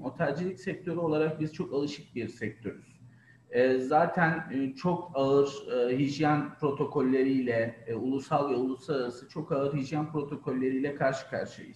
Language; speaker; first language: Turkish; native; Turkish